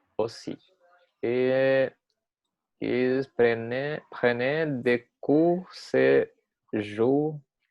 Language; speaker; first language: French; non-native, learner; Portuguese